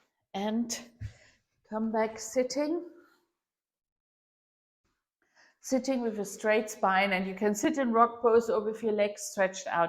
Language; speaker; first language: English; non-native, fluent; German